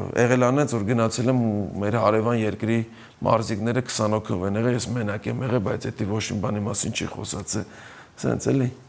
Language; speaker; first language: Armenian; early bilingual, heritage; Armenian